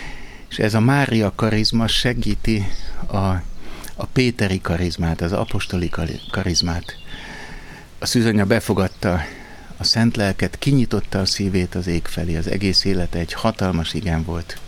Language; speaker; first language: Hungarian; native; Hungarian